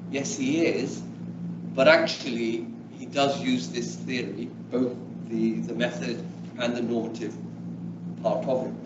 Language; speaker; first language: English; early bilingual, other home language; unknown